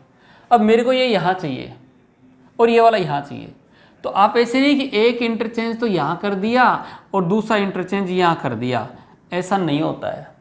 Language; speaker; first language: Hindi; native; Hindi